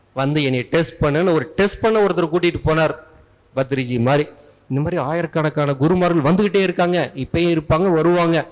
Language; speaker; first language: Tamil; native; Tamil